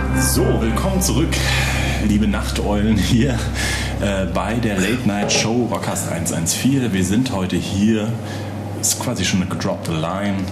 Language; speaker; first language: German; native; German